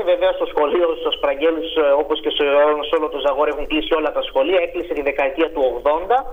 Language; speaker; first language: Greek; native; Greek